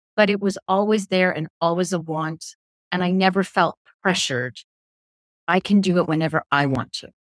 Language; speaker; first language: English; native; English